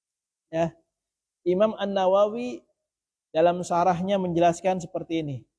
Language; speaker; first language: Indonesian; native; Indonesian